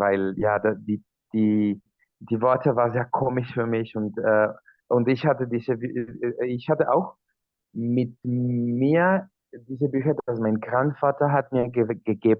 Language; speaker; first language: German; non-native, learner; Spanish